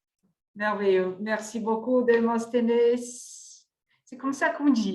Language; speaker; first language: French; non-native, fluent; Portuguese